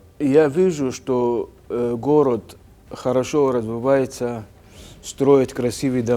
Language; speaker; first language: Russian; non-native, fluent; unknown